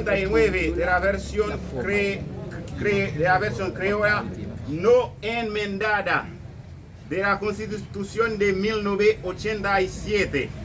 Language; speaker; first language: Spanish; non-native, fluent; Haitian Creole